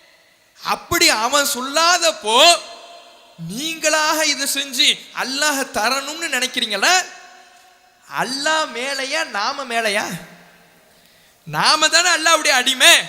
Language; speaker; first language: Tamil; native; Tamil